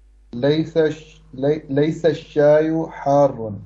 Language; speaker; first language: Arabic; non-native, learner; Urdu